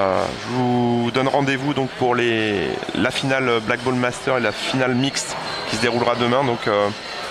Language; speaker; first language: French; native; French